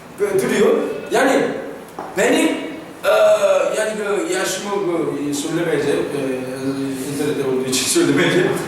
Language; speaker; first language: Turkish; non-native, fluent; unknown